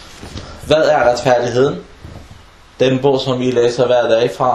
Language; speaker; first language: Danish; early bilingual, other home language; Arabic